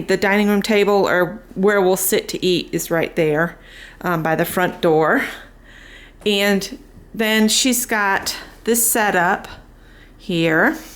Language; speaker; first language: English; native; English